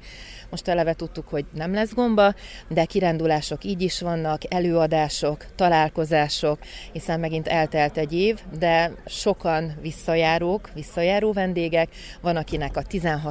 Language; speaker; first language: Hungarian; native; Hungarian